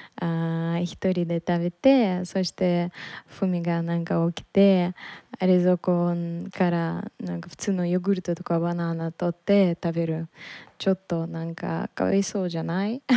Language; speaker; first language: Japanese; non-native, learner; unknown